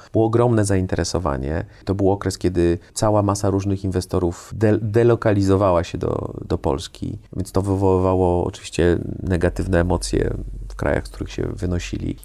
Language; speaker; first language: Polish; native; Polish